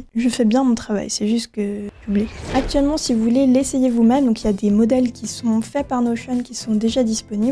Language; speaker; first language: French; native; French